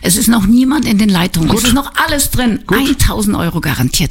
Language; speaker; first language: German; native; German